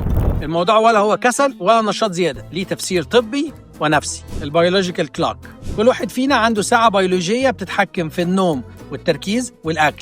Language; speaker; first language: Arabic; native; Arabic